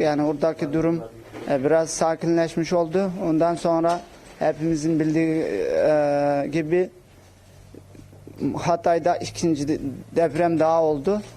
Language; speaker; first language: Turkish; non-native, local second language; Uyghur